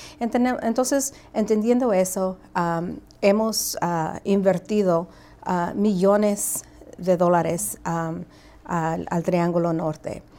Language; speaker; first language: Spanish; early bilingual, heritage; Spanish